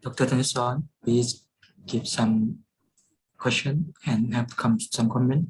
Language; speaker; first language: English; non-native, fluent; Lao